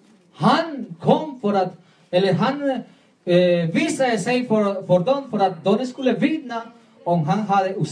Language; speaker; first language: Swedish; non-native, learner; Spanish